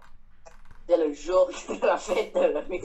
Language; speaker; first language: French; non-native, learner; Chinese